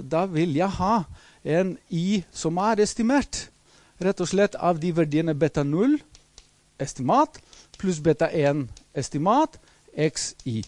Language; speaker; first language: Norwegian; non-native, fluent; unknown